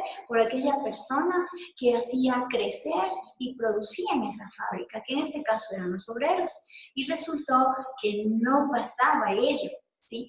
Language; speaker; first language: Spanish; native; Spanish